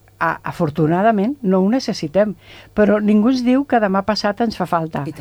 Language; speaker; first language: Catalan; non-native, local second language; Spanish